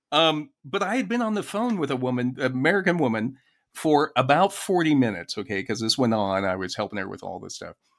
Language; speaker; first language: English; native; English